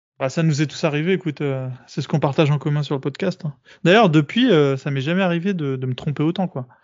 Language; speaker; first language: French; native; French